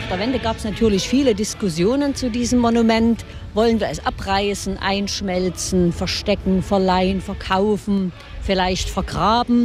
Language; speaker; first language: German; native; German